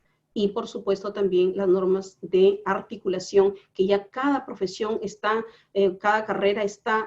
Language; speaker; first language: Spanish; native; Spanish